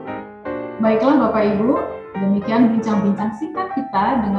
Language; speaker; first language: Indonesian; native; Indonesian